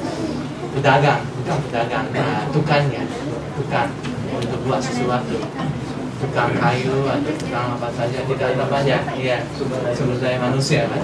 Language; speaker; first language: Indonesian; non-native, fluent; Japanese